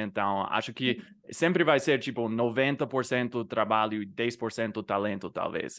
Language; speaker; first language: Portuguese; non-native, fluent; English